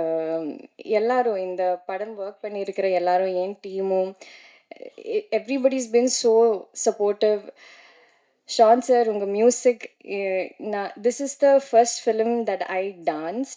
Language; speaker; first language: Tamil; non-native, learner; Malayalam